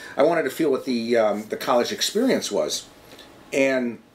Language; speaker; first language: English; native; English